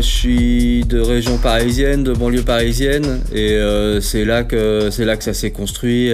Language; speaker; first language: French; native; French